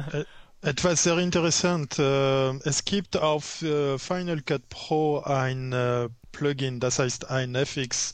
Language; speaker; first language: German; non-native, learner; French